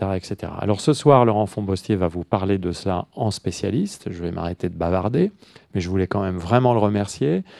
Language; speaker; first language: French; native; French